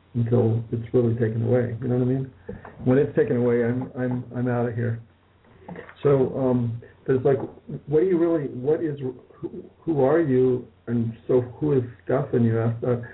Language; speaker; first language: English; native; English